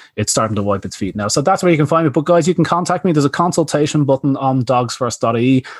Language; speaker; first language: English; native; English